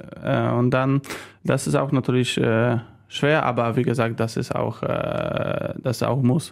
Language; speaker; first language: German; non-native, learner; Polish